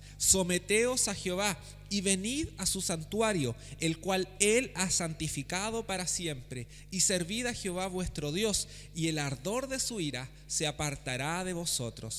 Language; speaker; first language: Spanish; native; Spanish